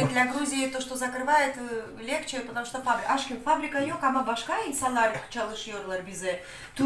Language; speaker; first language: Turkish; non-native, learner; Russian